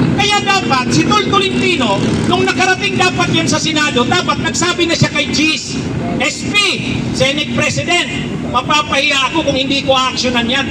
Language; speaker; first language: Filipino; non-native, local second language; Bikol